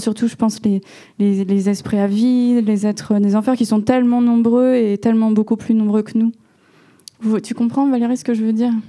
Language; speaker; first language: French; native; French